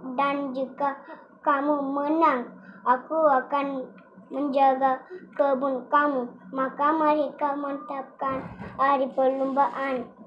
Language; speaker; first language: Malay; non-native, local second language; Tamil